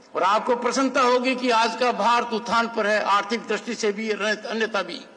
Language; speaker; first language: Hindi; native; Hindi